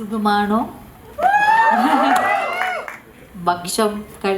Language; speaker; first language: Malayalam; non-native, learner; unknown